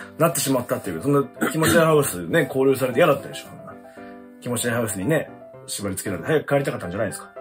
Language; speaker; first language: Japanese; native; Japanese